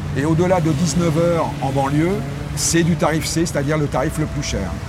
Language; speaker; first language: French; native; French